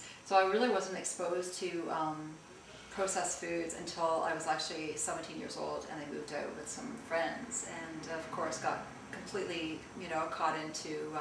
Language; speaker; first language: English; early bilingual, other home language; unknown